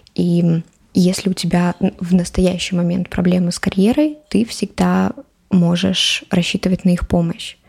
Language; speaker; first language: Russian; native; Russian